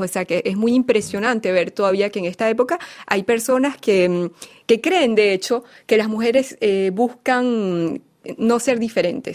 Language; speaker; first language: Spanish; native; Spanish